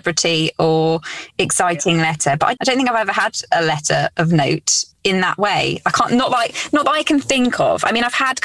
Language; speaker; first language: English; native; English